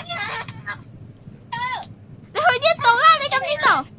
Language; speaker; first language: Chinese; native; Chinese